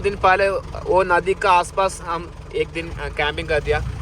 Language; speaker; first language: Hindi; non-native, local second language; Malayalam